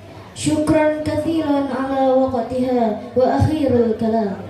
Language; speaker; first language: Arabic; non-native, learner; Indonesian